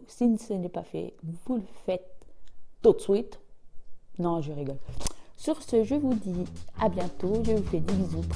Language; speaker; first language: French; native; French